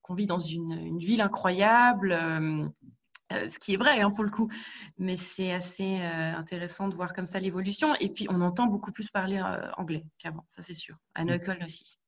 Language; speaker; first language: French; native; French